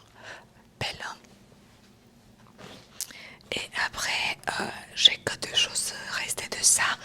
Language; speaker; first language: French; non-native, fluent; Romanian